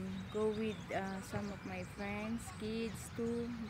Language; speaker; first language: English; non-native, local second language; Filipino